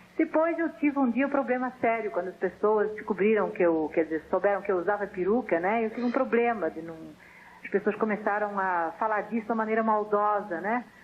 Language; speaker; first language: Portuguese; native; Portuguese